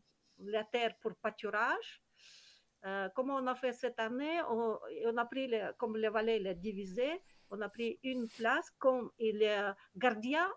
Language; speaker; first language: French; non-native, learner; Kyrgyz